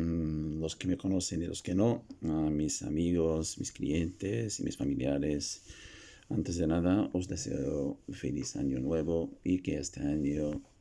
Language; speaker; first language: Spanish; non-native, fluent; Arabic